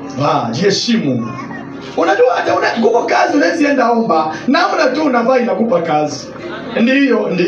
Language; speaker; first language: Swahili; non-native, local second language; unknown